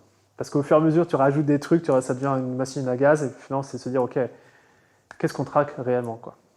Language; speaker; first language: French; native; French